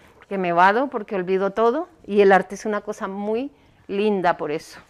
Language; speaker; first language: Spanish; native; Spanish